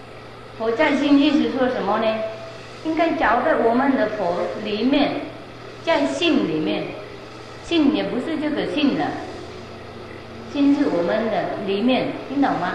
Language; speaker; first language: Chinese; non-native, fluent; Vietnamese